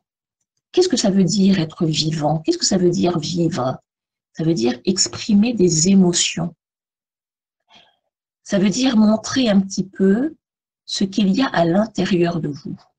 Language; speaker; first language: French; native; French